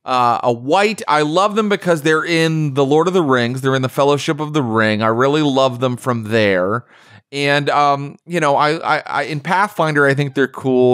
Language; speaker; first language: English; native; English